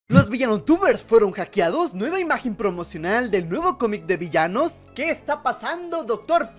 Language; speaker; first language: Spanish; native; Spanish